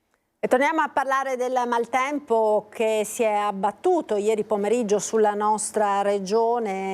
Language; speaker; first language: Italian; native; Italian